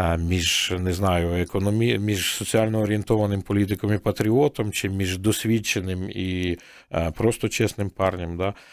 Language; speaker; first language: Ukrainian; native; Ukrainian